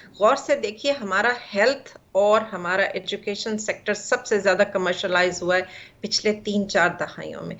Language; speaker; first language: Urdu; native; Urdu